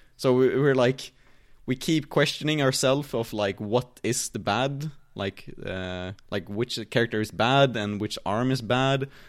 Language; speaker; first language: English; non-native, fluent; Swedish